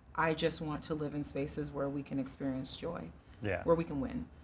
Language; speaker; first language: English; native; English